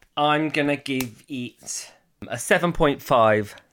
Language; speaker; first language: English; native; English